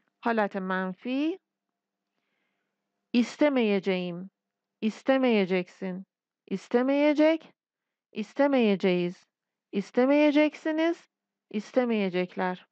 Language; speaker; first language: Turkish; non-native, fluent; Persian